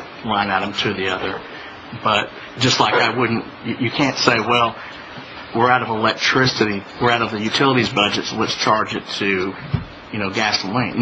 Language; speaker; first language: English; native; English